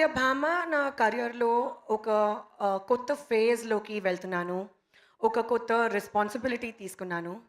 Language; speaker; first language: Telugu; non-native, local second language; Hindi